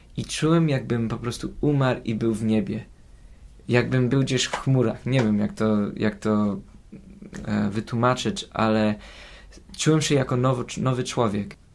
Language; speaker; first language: Polish; early bilingual, heritage; Polish